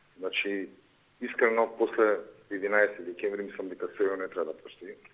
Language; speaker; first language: Macedonian; native; Macedonian